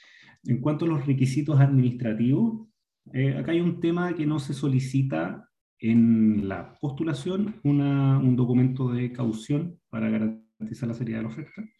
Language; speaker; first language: Spanish; native; Spanish